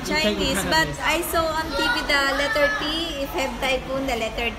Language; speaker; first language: English; non-native, local second language; Filipino